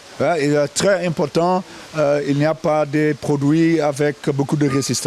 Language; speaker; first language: French; non-native, learner; Dutch